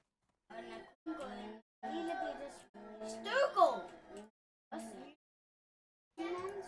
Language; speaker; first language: Danish; early bilingual, other home language; Vietnamese